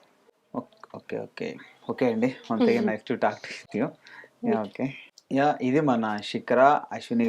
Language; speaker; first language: Telugu; native; Telugu